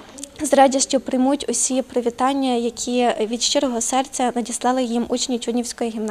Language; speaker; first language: Ukrainian; native; Ukrainian